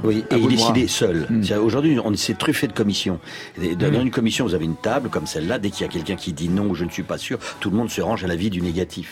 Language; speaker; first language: French; native; French